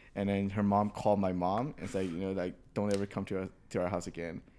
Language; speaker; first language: English; early bilingual, other home language; Burmese